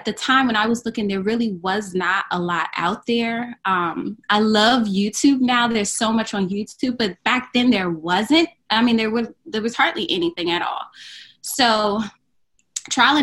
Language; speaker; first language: English; native; English